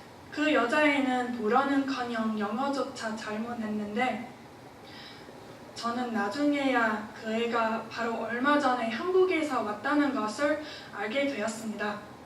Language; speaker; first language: Korean; non-native, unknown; English